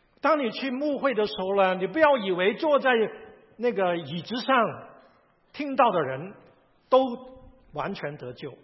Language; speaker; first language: Chinese; non-native, local second language; Cantonese